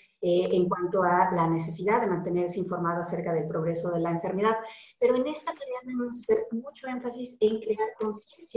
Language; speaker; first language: Spanish; native; Spanish